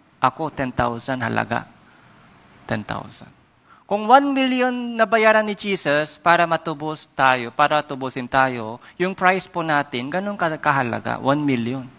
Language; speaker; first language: Filipino; non-native, fluent; Korean